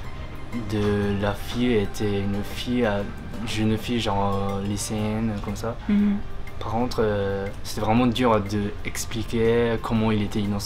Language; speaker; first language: French; non-native, fluent; Japanese